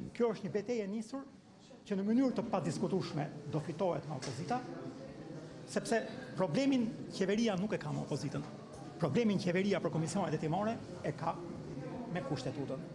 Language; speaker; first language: Albanian; native; Albanian